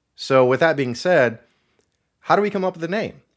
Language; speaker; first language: English; native; English